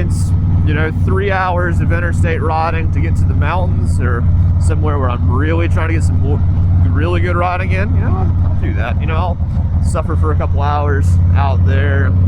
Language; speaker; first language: English; native; English